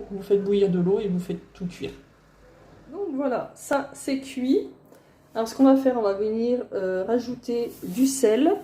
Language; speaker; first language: French; native; French